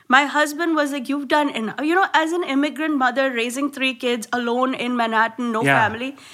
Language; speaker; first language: English; non-native, local second language; Gujarati